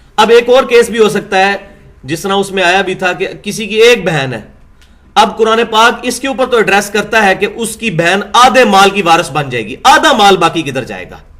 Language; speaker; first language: Urdu; non-native, local second language; Punjabi